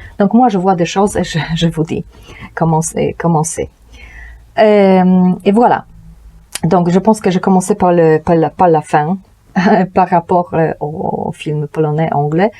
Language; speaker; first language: French; non-native, fluent; Polish